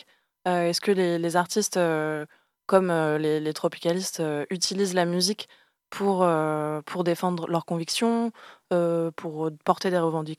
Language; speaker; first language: French; native; French